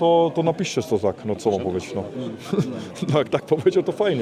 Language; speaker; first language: Polish; early bilingual, heritage; Polish